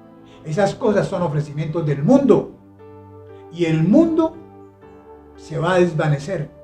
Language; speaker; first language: Spanish; native; Spanish